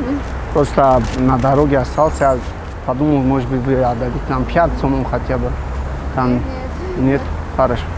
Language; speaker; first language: Russian; non-native, local second language; Tajik